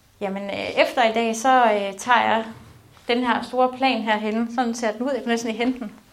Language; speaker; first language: Danish; native; Danish